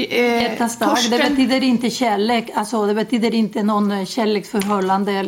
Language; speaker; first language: Swedish; non-native, fluent; Spanish